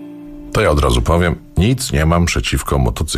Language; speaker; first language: Polish; native; Polish